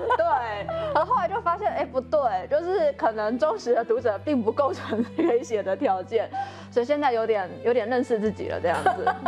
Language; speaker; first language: Chinese; native; Chinese